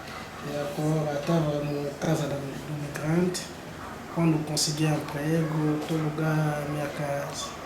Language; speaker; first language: Portuguese; non-native, learner; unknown